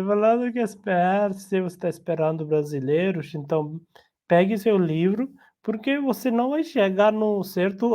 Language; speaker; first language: Portuguese; non-native, learner; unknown